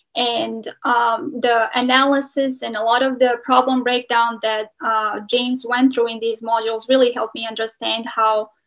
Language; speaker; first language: English; non-native, fluent; Serbian